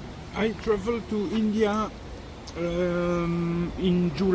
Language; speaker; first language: English; non-native, learner; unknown